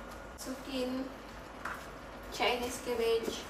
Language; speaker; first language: English; non-native, learner; Indonesian